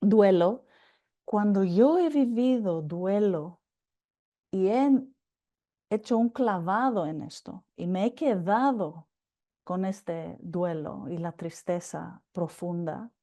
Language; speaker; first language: Spanish; non-native, fluent; Greek